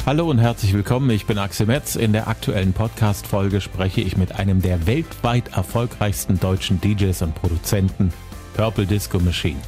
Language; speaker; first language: German; native; German